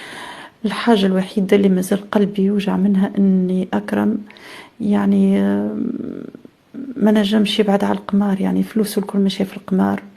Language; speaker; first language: Arabic; native; Arabic